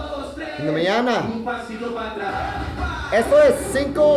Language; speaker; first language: Spanish; early bilingual, heritage; Spanish